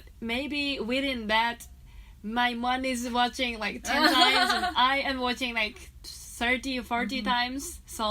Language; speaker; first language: English; non-native, fluent; Japanese